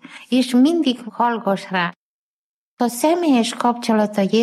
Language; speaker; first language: Hungarian; non-native, learner; Malayalam